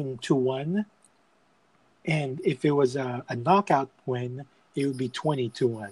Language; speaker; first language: English; non-native, local second language; Filipino